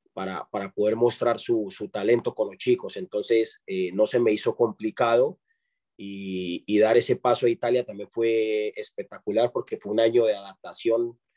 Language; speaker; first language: Spanish; native; Spanish